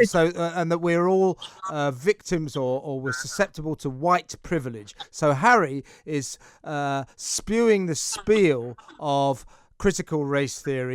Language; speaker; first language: English; native; English